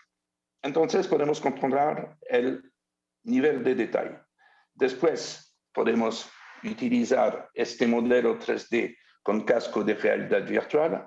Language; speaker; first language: Spanish; non-native, learner; French